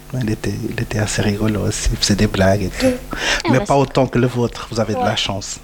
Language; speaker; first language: French; early bilingual, other home language; Portuguese